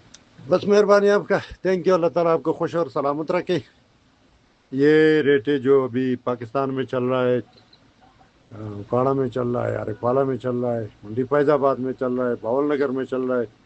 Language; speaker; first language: Hindi; non-native, fluent; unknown